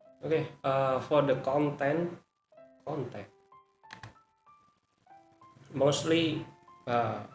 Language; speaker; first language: English; non-native, learner; Indonesian